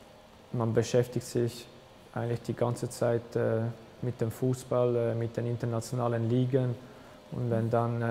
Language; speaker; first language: German; early bilingual, other home language; Albanian